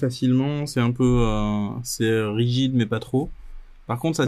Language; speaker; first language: French; native; French